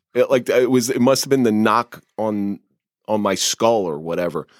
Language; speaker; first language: English; native; English